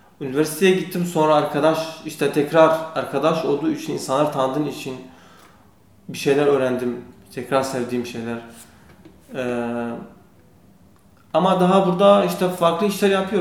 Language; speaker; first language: Turkish; non-native, learner; Kurdish